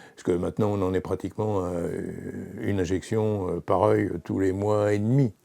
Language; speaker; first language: French; native; French